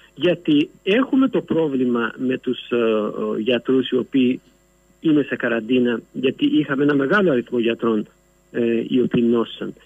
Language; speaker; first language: Greek; native; Greek